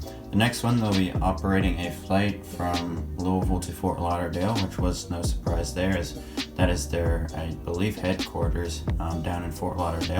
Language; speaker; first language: English; native; English